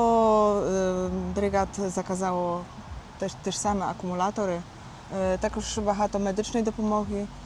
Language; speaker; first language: Ukrainian; non-native, fluent; Polish